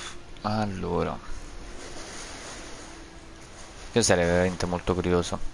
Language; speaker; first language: Italian; native; Italian